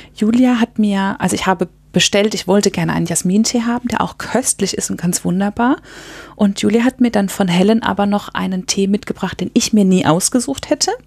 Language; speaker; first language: German; early bilingual, other home language; Cantonese